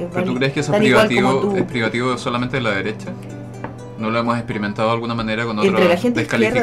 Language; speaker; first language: Spanish; native; Spanish